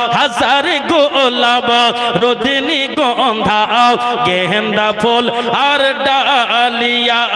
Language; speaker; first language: Bangla; non-native, fluent; Urdu